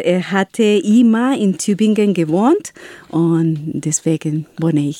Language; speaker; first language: German; non-native, learner; Spanish